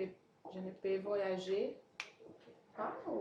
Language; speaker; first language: French; non-native, learner; Portuguese